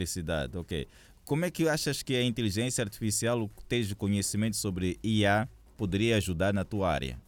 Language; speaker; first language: Portuguese; native; Portuguese